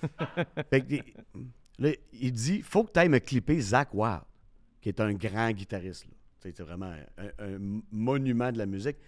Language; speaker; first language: French; native; French